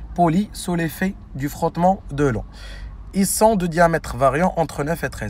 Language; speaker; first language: French; non-native, local second language; Arabic